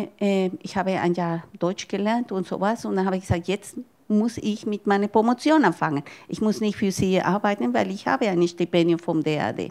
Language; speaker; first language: German; non-native, fluent; Spanish